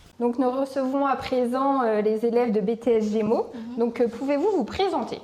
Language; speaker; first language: French; native; French